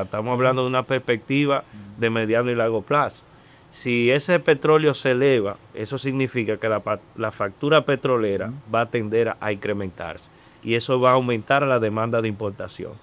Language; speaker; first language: Spanish; native; Spanish